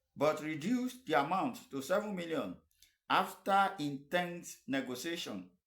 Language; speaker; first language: English; non-native, local second language; Yoruba